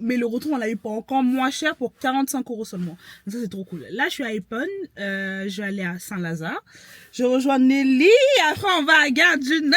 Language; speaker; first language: French; native; French